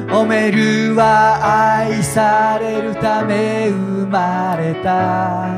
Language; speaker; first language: Japanese; non-native, fluent; Hebrew